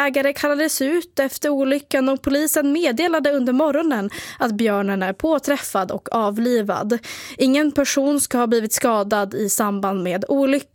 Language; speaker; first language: Swedish; native; Swedish